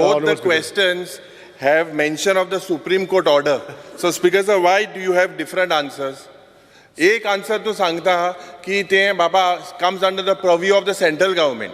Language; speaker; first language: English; non-native, local second language; Konkani